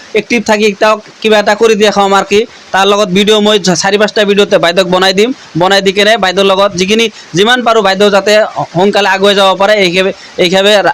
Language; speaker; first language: Assamese; non-native, local second language; Bangla